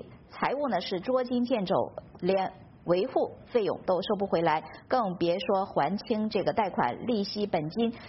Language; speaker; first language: Chinese; native; Chinese